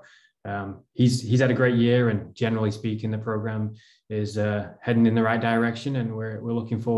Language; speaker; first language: English; native; English